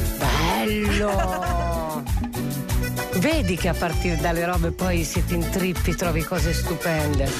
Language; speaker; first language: Italian; native; Italian